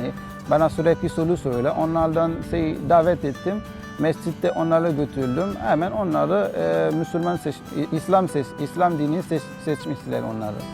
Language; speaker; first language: Turkish; non-native, learner; Haitian Creole